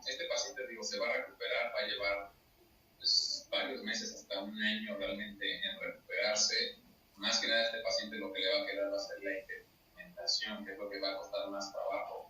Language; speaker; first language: Spanish; native; Spanish